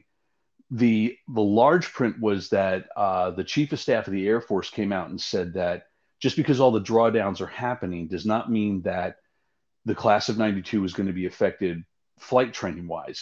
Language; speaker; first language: English; native; English